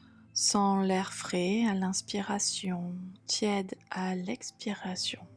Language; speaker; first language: French; native; French